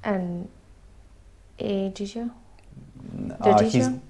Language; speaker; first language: English; non-native, learner; Thai